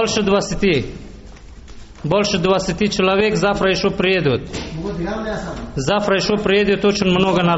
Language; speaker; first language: Russian; early bilingual, other home language; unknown